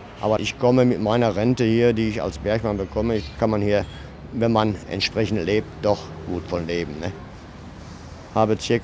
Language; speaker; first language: German; early bilingual, other home language; Turkish